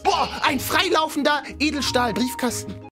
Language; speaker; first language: German; native; German